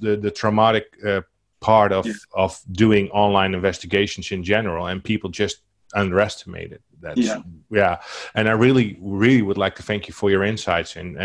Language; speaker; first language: English; non-native, fluent; Dutch